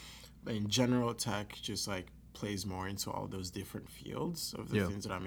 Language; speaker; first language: English; non-native, local second language; Yoruba